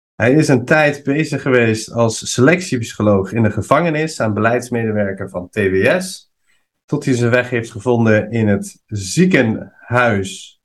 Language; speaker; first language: Dutch; non-native, fluent; Persian